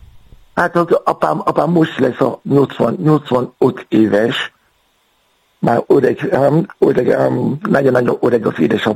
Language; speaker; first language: Hungarian; non-native, fluent; Yoruba